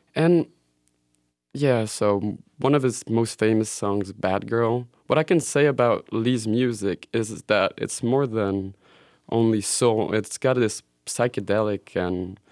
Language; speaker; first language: English; non-native, fluent; French